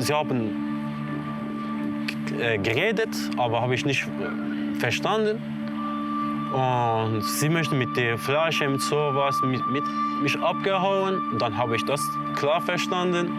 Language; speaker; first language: German; non-native, learner; Kurdish